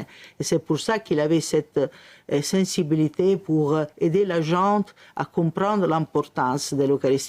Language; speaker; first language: French; non-native, fluent; Italian